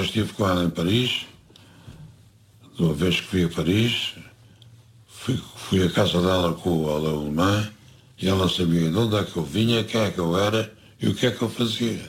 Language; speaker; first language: Portuguese; native; Portuguese